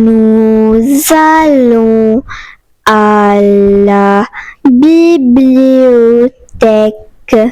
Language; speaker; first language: French; non-native, fluent; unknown